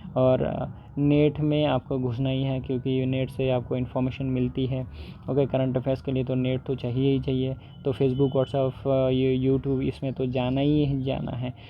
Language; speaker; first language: Hindi; non-native, local second language; Bangla